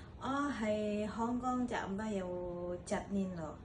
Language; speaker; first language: Cantonese; non-native, learner; Indonesian